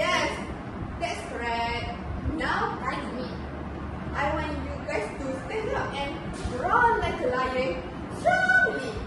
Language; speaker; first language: English; non-native, learner; Malay